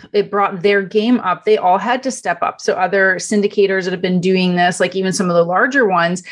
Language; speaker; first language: English; non-native, fluent; Italian